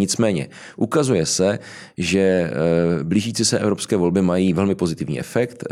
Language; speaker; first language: Czech; native; Czech